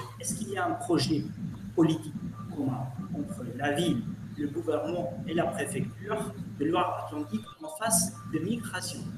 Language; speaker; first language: French; non-native, learner; Albanian